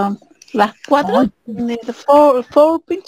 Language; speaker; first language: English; non-native, learner; Spanish